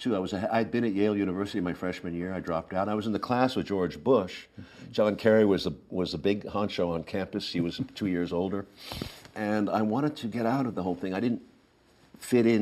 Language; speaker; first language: English; native; English